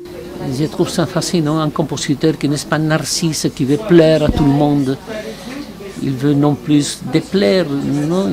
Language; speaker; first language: French; non-native, fluent; Spanish